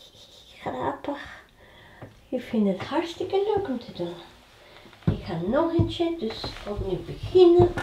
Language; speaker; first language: Dutch; non-native, fluent; Spanish